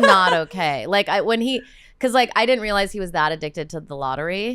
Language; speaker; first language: English; native; English